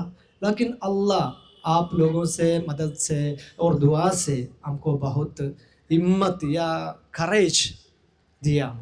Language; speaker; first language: Hindi; non-native, local second language; Malayalam